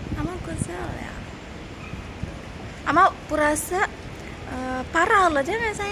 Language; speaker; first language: Turkish; non-native, learner; Indonesian